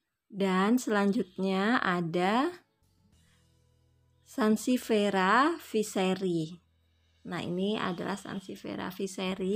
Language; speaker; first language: Indonesian; native; Indonesian